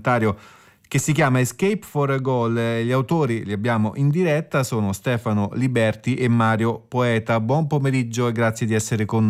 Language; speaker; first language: Italian; native; Italian